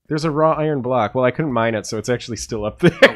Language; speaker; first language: English; native; English